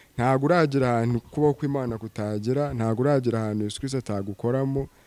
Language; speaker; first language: Kinyarwanda; native; Kinyarwanda